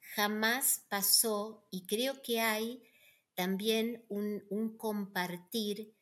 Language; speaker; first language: Spanish; native; Spanish